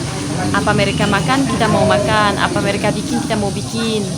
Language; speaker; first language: Indonesian; non-native, fluent; French